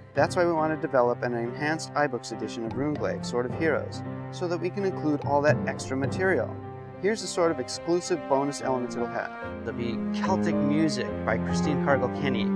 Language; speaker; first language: English; native; English